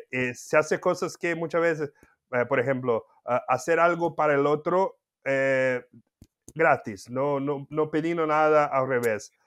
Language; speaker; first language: Spanish; non-native, fluent; Portuguese